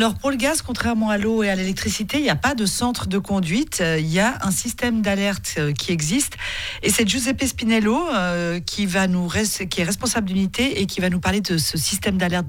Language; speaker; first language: French; native; French